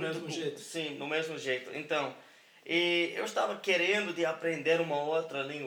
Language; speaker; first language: Portuguese; non-native, learner; English